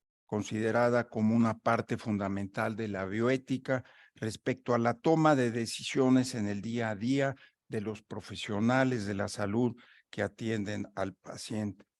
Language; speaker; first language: Spanish; native; Spanish